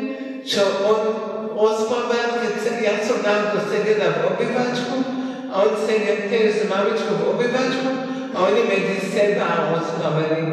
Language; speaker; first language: Slovak; early bilingual, heritage; Slovak